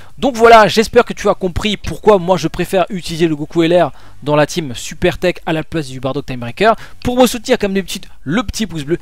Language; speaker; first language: French; native; French